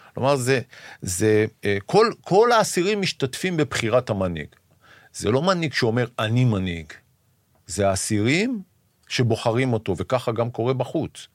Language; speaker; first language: Hebrew; native; Hebrew